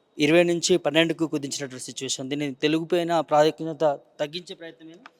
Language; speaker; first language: Telugu; native; Telugu